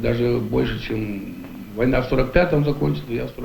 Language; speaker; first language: Russian; native; Russian